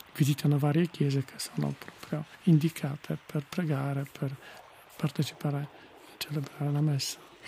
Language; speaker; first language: Italian; non-native, fluent; Polish